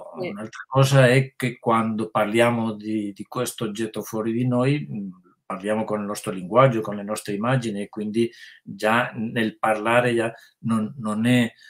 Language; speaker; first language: Italian; non-native, fluent; Spanish